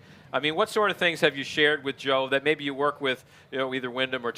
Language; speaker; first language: English; native; English